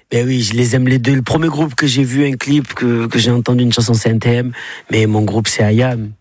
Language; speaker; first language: French; native; French